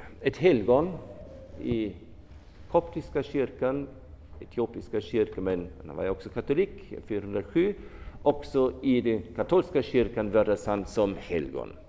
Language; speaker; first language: Swedish; non-native, fluent; German